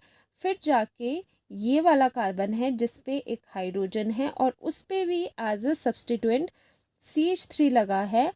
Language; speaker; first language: Hindi; native; Hindi